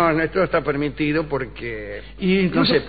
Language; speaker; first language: Spanish; native; Spanish